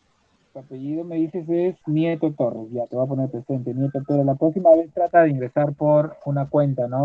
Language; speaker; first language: Spanish; native; Spanish